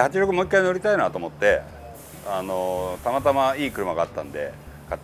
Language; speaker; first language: Japanese; native; Japanese